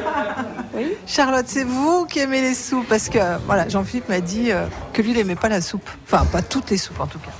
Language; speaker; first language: French; native; French